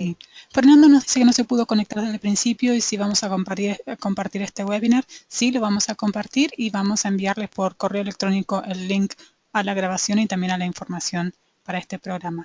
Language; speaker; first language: Spanish; native; Spanish